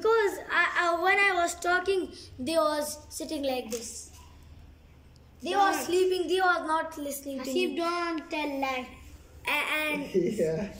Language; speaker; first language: English; non-native, learner; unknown